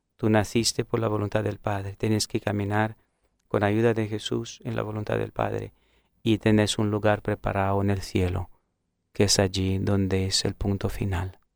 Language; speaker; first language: Spanish; non-native, fluent; Romanian